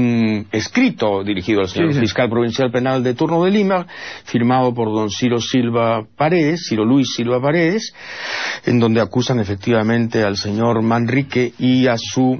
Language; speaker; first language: Spanish; native; Spanish